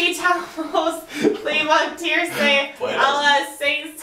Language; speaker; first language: Spanish; non-native, learner; English